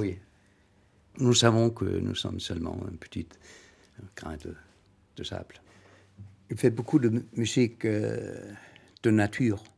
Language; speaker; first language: French; non-native, learner; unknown